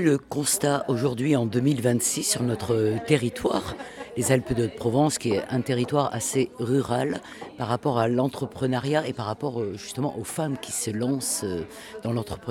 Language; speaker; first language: French; native; French